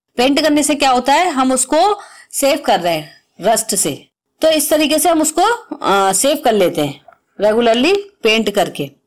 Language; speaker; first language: Hindi; native; Hindi